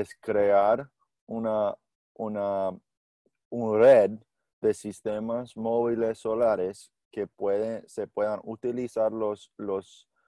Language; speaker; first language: Spanish; non-native, learner; English